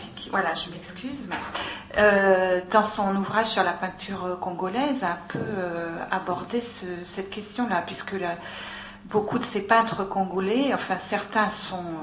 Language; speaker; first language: French; native; French